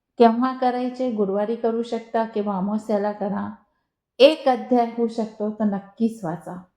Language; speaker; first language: Marathi; non-native, local second language; Hindi